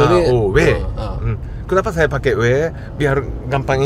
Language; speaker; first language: Indonesian; non-native, fluent; Japanese